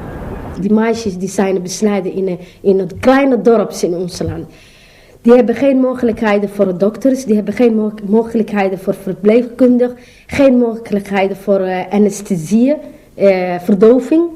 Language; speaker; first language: Dutch; non-native, learner; Somali